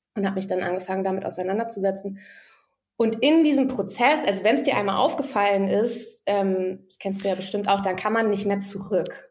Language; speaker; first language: German; native; German